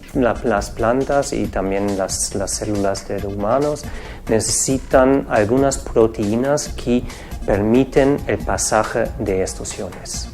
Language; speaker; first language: Spanish; non-native, fluent; German